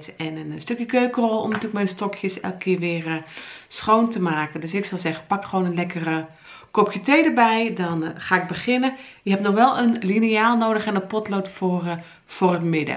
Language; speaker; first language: Dutch; native; Dutch